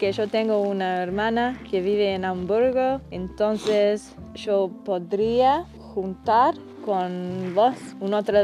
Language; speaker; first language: Spanish; non-native, learner; English